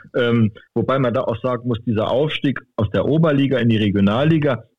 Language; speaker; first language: German; native; German